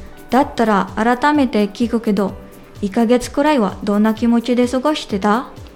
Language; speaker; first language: Japanese; non-native, learner; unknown